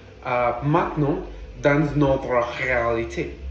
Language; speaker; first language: French; non-native, learner; Portuguese